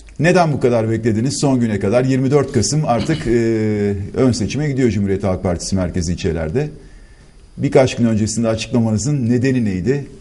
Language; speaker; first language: Turkish; native; Turkish